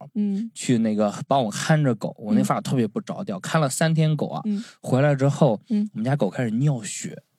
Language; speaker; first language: Chinese; native; Chinese